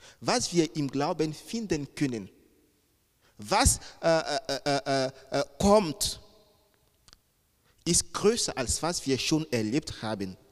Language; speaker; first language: German; non-native, fluent; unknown